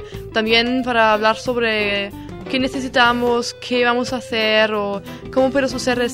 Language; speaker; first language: Spanish; non-native, learner; German